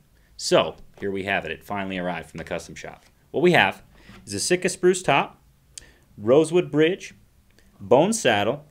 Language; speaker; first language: English; native; English